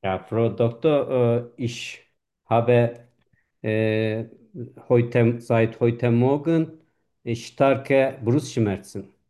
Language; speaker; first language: German; non-native, fluent; Turkish